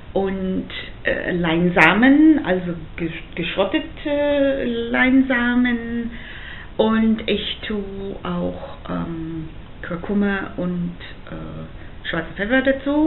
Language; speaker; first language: German; non-native, fluent; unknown